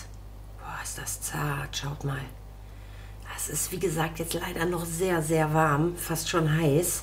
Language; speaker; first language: German; native; German